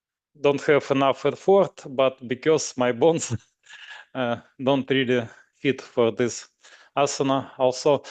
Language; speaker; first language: English; non-native, learner; Russian